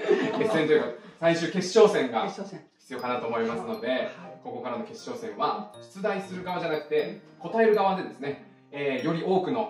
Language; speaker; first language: Japanese; native; Japanese